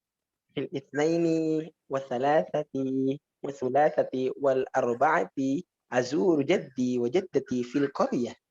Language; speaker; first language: Arabic; non-native, learner; Indonesian